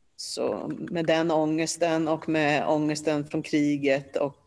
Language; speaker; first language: Swedish; early bilingual, other home language; Polish